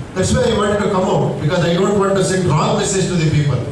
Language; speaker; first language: English; non-native, local second language; Kannada